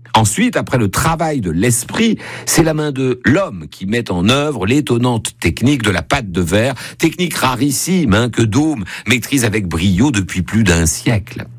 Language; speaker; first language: French; native; French